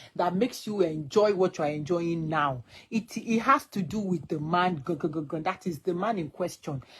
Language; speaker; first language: English; non-native, local second language; Yoruba